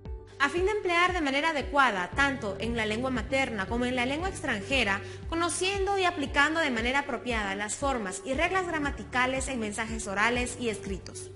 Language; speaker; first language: Spanish; native; Spanish